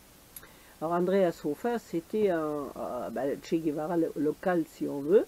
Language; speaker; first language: French; native; French